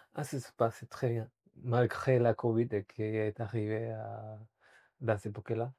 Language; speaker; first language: French; non-native, fluent; Spanish